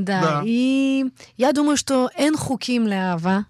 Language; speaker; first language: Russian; early bilingual, heritage; Hebrew